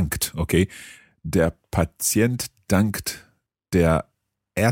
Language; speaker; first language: German; non-native, learner; English